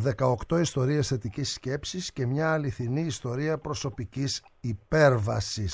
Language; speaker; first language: Greek; native; Greek